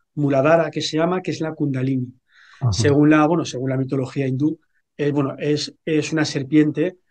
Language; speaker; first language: Spanish; native; Spanish